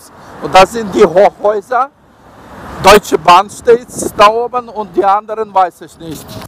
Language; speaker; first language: German; non-native, learner; Ukrainian